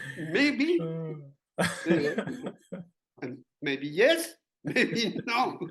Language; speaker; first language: English; non-native, learner; French